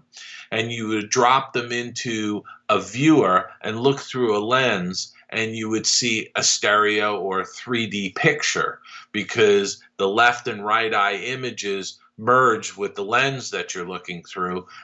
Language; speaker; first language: English; native; English